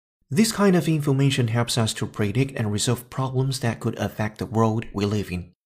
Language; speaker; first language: English; non-native, fluent; Chinese